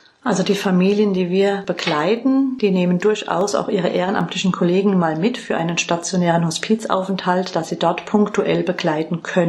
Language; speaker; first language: German; native; German